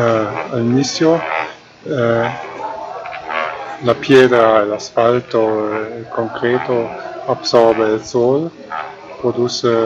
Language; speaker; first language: Spanish; non-native, fluent; German